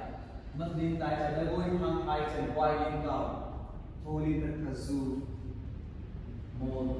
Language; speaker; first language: Vietnamese; non-native, learner; Hindi